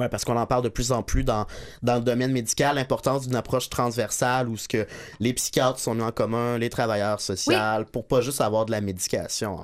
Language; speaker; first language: French; native; French